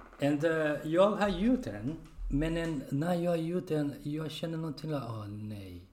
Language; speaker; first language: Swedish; non-native, learner; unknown